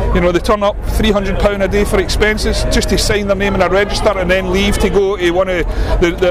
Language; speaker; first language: English; native; English